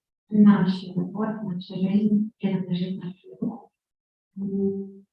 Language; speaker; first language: Russian; native; Russian